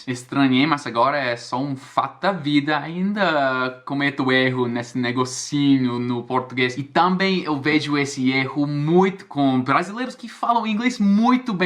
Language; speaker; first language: Portuguese; non-native, fluent; English